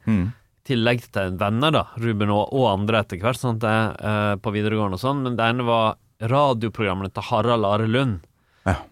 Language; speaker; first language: Norwegian; native; Norwegian